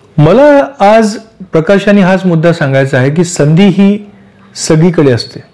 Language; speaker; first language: Marathi; native; Marathi